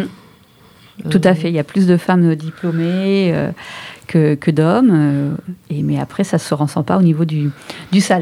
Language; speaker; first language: French; native; French